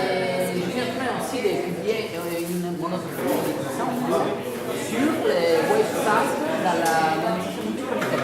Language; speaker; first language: French; non-native, learner; Italian